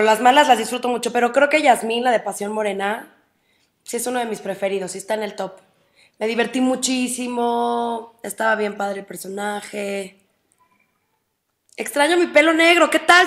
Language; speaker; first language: Spanish; native; Spanish